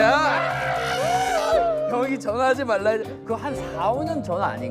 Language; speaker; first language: Korean; native; Korean